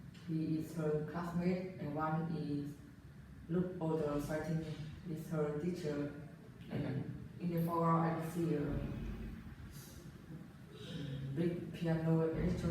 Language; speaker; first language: English; non-native, learner; Vietnamese